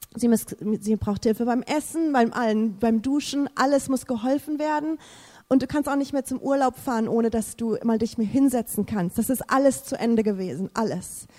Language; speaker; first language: German; non-native, fluent; English